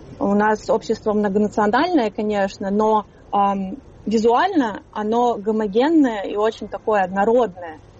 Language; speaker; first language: Russian; native; Russian